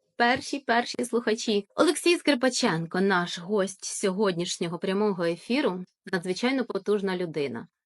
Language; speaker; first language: Ukrainian; native; Ukrainian